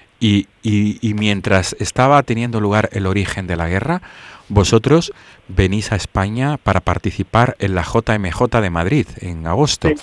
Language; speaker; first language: Spanish; native; Spanish